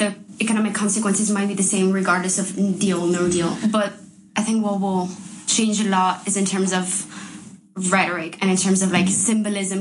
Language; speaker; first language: English; non-native, fluent; French